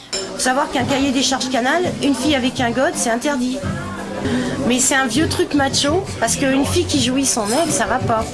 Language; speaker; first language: French; native; French